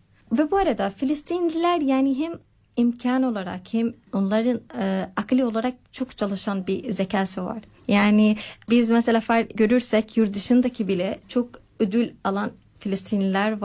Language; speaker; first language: Turkish; non-native, learner; Arabic